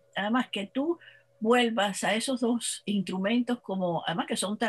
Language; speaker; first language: Spanish; native; Spanish